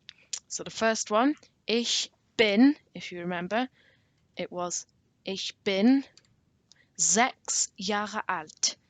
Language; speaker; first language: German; non-native, learner; English